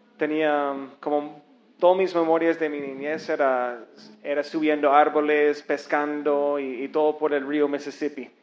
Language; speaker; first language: Spanish; non-native, fluent; English